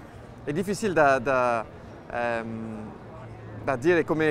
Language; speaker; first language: Italian; non-native, fluent; French